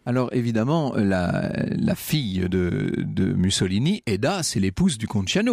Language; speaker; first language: French; native; French